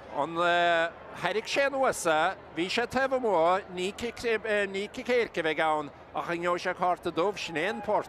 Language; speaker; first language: Irish; native; Irish